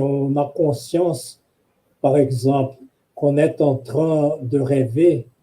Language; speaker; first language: French; non-native, fluent; Portuguese